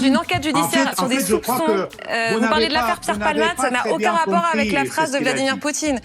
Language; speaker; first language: French; native; French